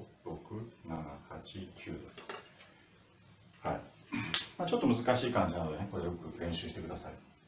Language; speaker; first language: Japanese; non-native, fluent; Russian